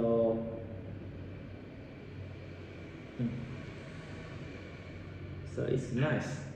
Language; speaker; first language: English; non-native, learner; Vietnamese